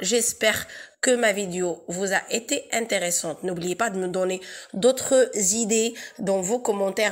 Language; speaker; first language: French; non-native, local second language; Arabic